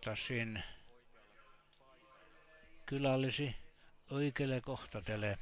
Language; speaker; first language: Finnish; non-native, learner; Estonian